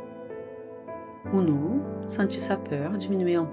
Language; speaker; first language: French; non-native, fluent; Portuguese